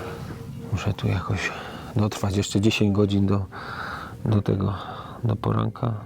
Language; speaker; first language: Polish; native; Polish